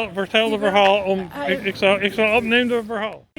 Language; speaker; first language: Dutch; non-native, learner; English